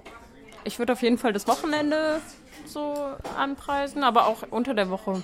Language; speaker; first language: German; native; German